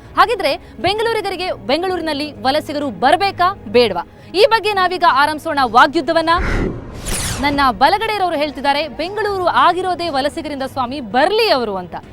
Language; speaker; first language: Kannada; native; Kannada